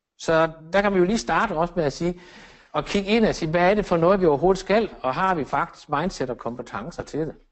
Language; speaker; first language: Danish; native; Danish